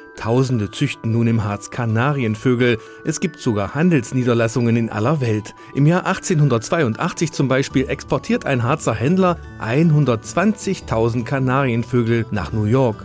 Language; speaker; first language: German; native; German